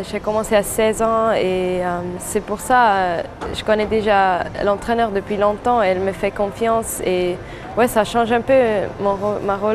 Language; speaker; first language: French; non-native, fluent; German